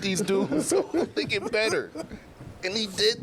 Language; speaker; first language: English; native; English